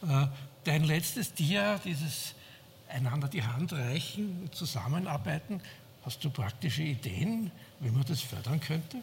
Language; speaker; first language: German; native; German